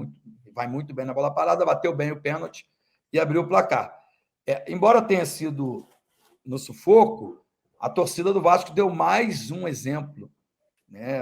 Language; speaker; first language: Portuguese; native; Portuguese